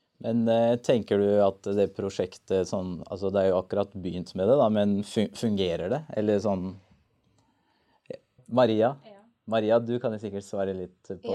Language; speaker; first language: Norwegian; native; Norwegian